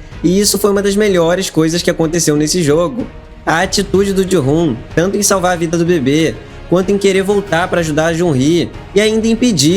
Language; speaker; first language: Portuguese; native; Portuguese